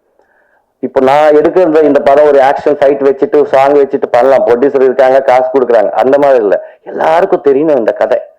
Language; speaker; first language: Tamil; non-native, learner; Telugu